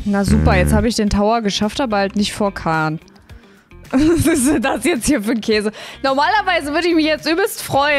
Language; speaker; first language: German; native; German